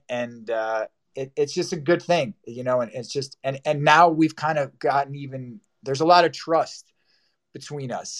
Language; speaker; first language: English; native; English